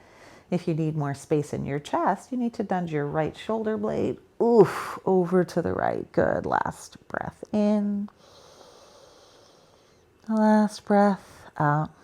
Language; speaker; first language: English; native; English